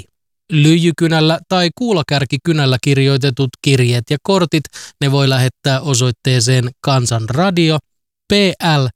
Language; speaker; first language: Finnish; native; Finnish